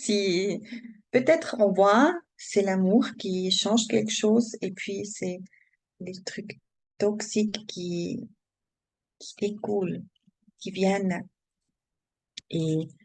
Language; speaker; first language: French; non-native, learner; German